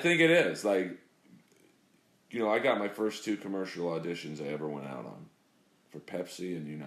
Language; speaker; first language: English; native; English